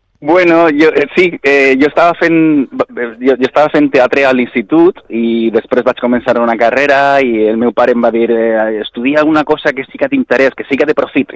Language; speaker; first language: Catalan; native; Catalan